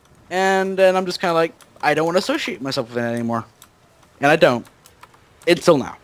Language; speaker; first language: English; native; English